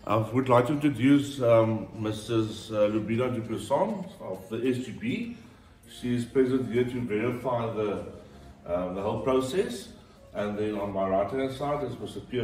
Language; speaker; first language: English; non-native, local second language; Afrikaans